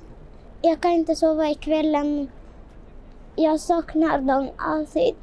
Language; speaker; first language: Swedish; non-native, learner; Tigrinya